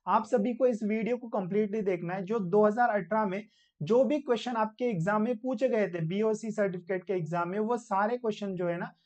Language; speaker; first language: Hindi; non-native, local second language; Marathi